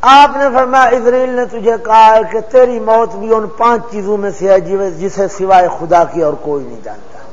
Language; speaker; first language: Urdu; non-native, local second language; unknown